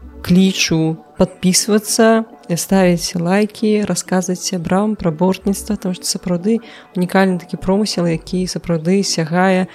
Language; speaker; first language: Belarusian; non-native, local second language; Russian